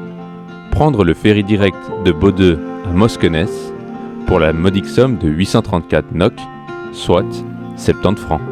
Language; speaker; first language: French; native; French